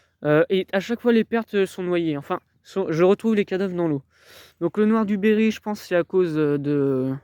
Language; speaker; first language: French; native; French